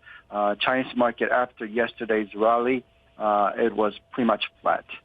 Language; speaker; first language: English; non-native, fluent; Korean